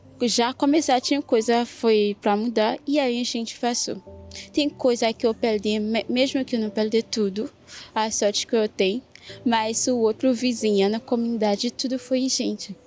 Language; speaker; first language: Portuguese; non-native, learner; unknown